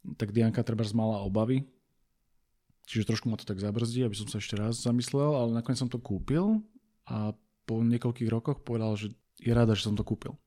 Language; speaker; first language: Slovak; native; Slovak